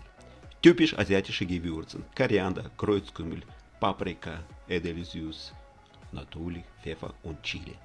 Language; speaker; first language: German; non-native, learner; Russian